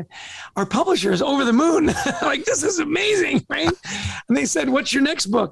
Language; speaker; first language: English; native; English